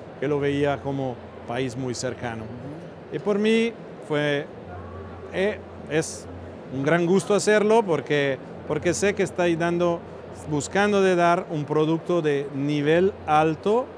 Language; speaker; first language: Spanish; non-native, fluent; Italian